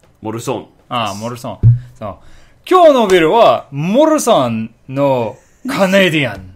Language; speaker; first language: Japanese; non-native, learner; English